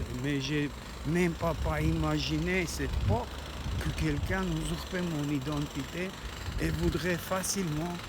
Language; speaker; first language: French; non-native, learner; Armenian